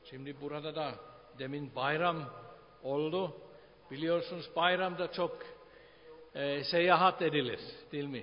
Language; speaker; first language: Turkish; non-native, fluent; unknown